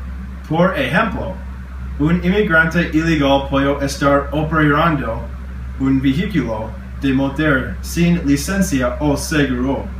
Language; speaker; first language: Spanish; non-native, learner; English